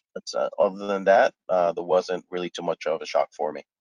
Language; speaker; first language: English; early bilingual, other home language; Spanish